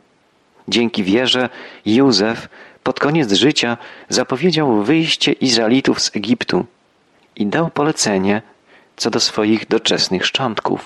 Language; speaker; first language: Polish; native; Polish